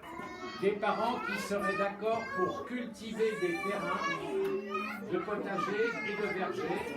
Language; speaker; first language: French; native; French